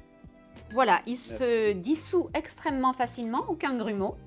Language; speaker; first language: French; native; French